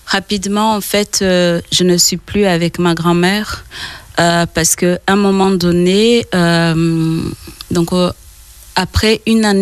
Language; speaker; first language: French; early bilingual, other home language; Kinyarwanda